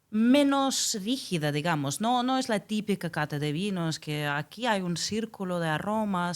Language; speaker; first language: Spanish; non-native, fluent; Russian